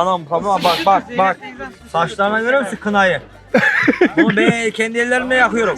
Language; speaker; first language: Turkish; native; Turkish